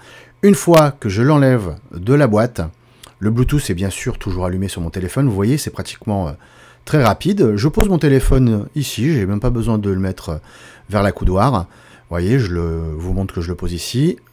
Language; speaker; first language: French; native; French